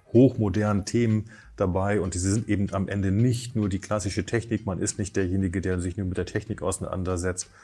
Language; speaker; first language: German; native; German